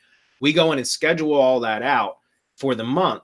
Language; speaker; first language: English; native; English